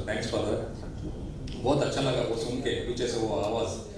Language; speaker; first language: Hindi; non-native, local second language; Kannada